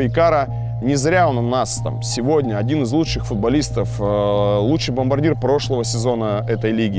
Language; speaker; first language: Russian; native; Russian